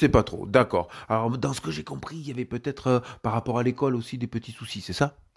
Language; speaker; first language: French; native; French